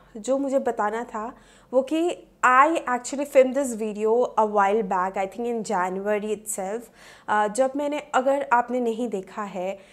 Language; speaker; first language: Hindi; non-native, local second language; Bangla